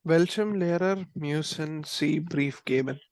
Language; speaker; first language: German; non-native, learner; Malayalam